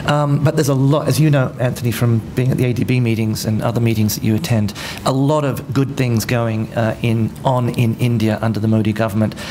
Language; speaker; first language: English; native; English